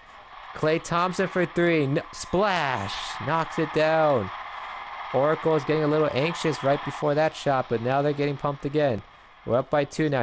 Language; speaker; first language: English; native; English